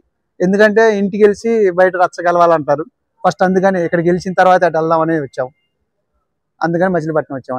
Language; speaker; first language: Telugu; native; Telugu